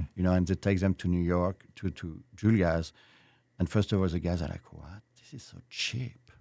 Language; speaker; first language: English; non-native, fluent; French